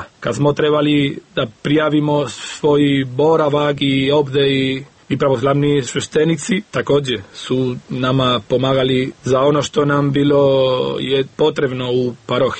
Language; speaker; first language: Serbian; non-native, learner; Spanish